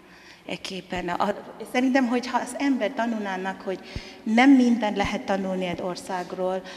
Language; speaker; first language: Hungarian; non-native, fluent; Tongan